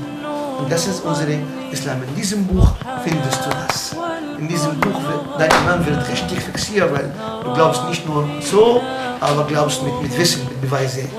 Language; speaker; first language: German; non-native, fluent; Arabic